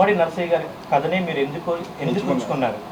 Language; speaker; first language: Telugu; native; Telugu